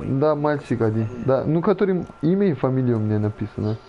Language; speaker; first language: Russian; non-native, learner; Turkish